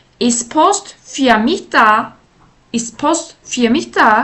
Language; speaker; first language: German; non-native, fluent; Turkish